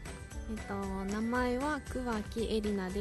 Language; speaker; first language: Japanese; native; Japanese